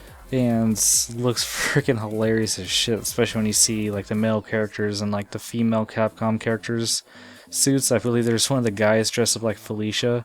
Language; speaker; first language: English; native; English